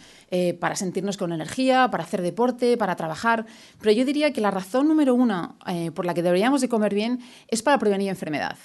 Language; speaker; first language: Spanish; native; Spanish